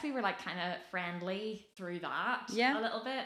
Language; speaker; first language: English; native; English